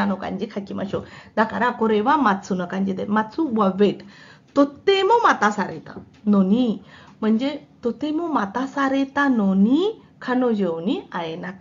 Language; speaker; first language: Japanese; non-native, fluent; Hindi